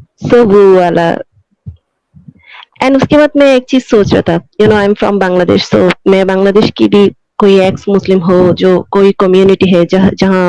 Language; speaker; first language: Hindi; non-native, local second language; Bangla